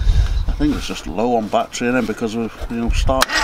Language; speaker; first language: English; native; English